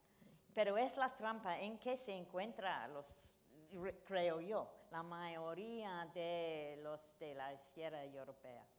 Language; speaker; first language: Spanish; non-native, fluent; English